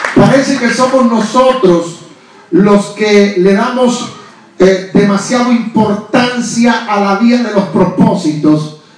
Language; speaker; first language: Spanish; native; Spanish